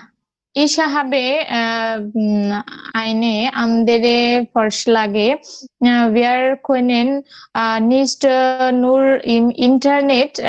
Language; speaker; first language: German; non-native, learner; Bangla